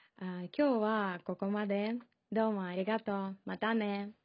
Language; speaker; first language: Japanese; non-native, fluent; Russian